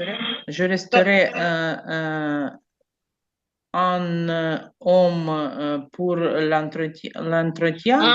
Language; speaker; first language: French; non-native, learner; Ukrainian